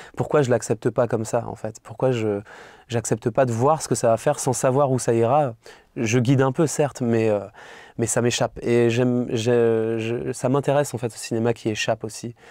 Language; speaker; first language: French; native; French